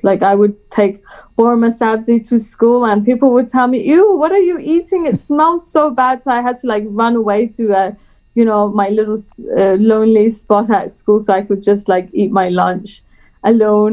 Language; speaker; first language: English; early bilingual, other home language; Persian